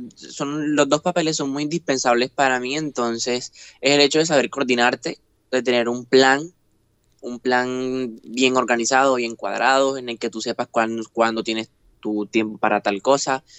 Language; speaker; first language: Spanish; native; Spanish